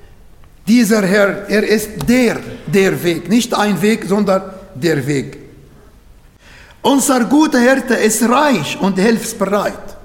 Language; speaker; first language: German; non-native, learner; Arabic